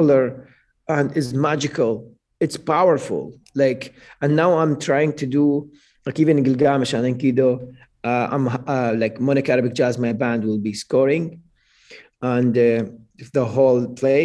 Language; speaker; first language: English; non-native, fluent; Arabic